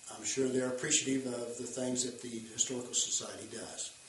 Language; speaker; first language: English; native; English